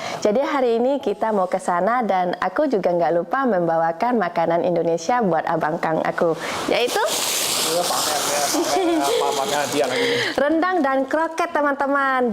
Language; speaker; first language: Indonesian; native; Indonesian